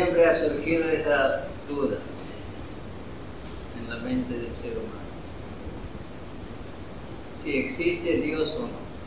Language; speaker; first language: Spanish; non-native, fluent; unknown